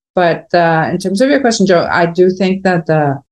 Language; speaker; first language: English; non-native, fluent; Spanish